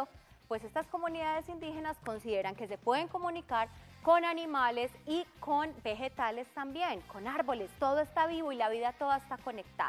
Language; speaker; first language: Spanish; native; Spanish